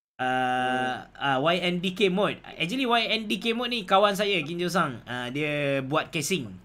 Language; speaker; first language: Malay; native; Malay